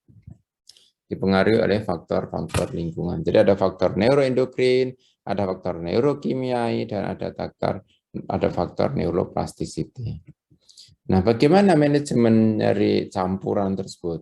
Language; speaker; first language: Indonesian; native; Indonesian